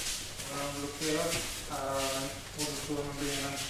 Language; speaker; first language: English; non-native, learner; Russian